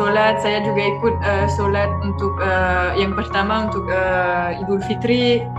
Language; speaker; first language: Indonesian; non-native, fluent; French